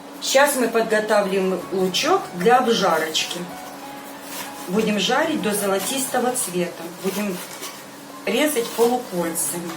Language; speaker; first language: Russian; non-native, local second language; Ukrainian